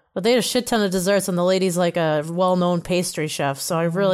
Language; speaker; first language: English; native; English